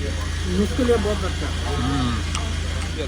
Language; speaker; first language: Hindi; non-native, learner; Bangla